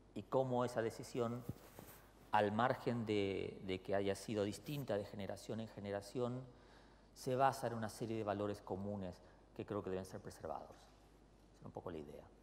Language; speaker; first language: Spanish; native; Spanish